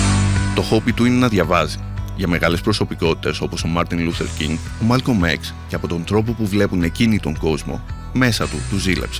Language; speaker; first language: Greek; native; Greek